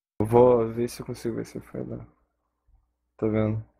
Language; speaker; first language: Portuguese; native; Portuguese